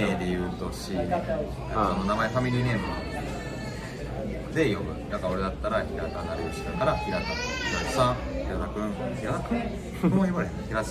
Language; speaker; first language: Japanese; native; Japanese